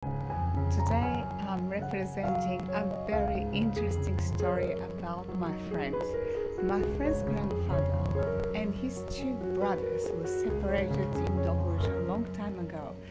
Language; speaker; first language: English; non-native, fluent; Bulgarian